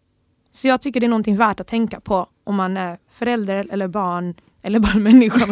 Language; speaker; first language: Swedish; early bilingual, other home language; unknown